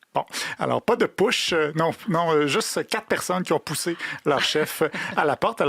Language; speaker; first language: French; native; French